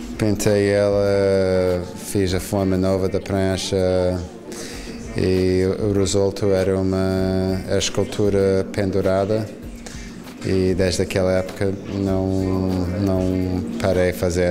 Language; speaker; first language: Portuguese; non-native, fluent; English